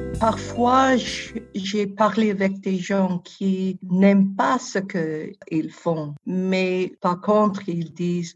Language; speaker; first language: French; non-native, fluent; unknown